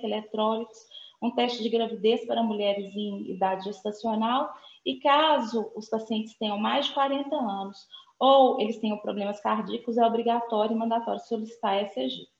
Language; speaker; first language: Portuguese; native; Portuguese